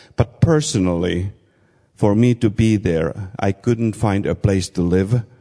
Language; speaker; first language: English; non-native, fluent; Finnish